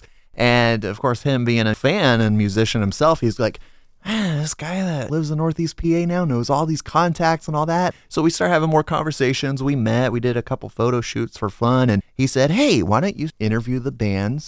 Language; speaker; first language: English; native; English